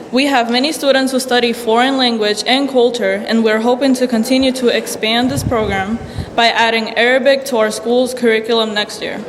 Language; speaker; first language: English; early bilingual, other home language; Spanish